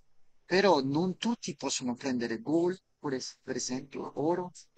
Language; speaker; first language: Italian; non-native, fluent; Spanish